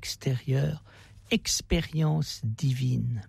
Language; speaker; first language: French; native; French